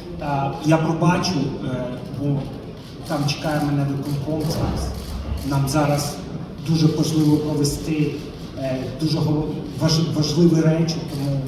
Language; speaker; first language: Ukrainian; non-native, local second language; Russian